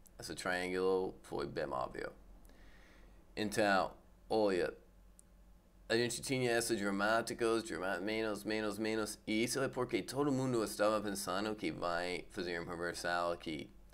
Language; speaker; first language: Portuguese; non-native, learner; English